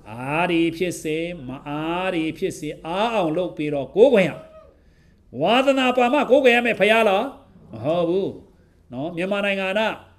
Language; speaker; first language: Burmese; non-native, local second language; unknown